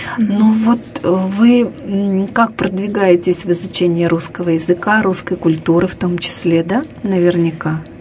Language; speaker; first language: Russian; native; Russian